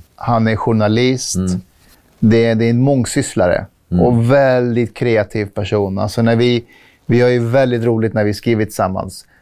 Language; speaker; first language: Swedish; early bilingual, other home language; Persian